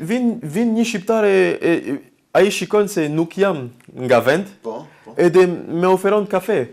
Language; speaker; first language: Albanian; non-native, learner; French